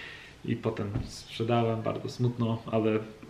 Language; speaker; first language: Polish; non-native, learner; English